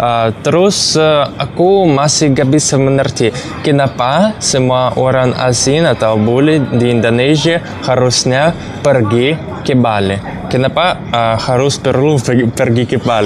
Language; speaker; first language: Indonesian; non-native, learner; Russian